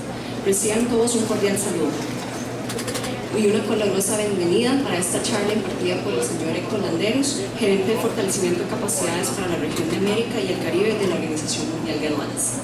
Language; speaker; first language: Spanish; native; Spanish